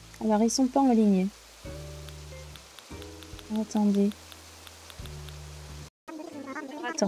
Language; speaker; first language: French; native; French